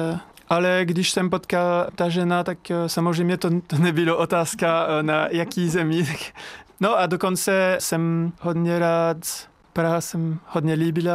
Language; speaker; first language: Czech; non-native, fluent; French